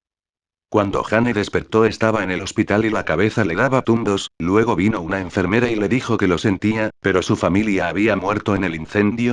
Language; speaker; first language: Spanish; native; Spanish